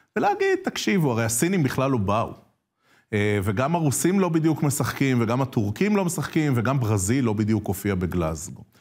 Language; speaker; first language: Hebrew; native; Hebrew